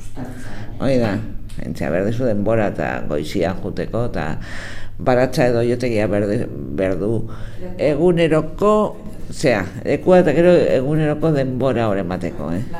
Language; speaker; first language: Basque; non-native, local second language; Spanish